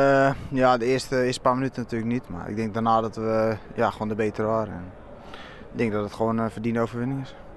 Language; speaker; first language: Dutch; native; Dutch